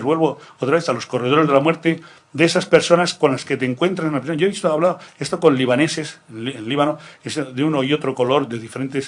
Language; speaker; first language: Spanish; native; Spanish